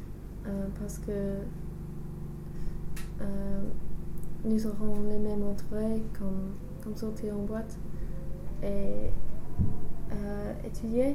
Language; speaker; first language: French; non-native, learner; English